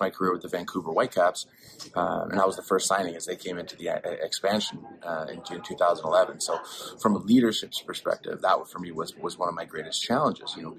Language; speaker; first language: English; native; English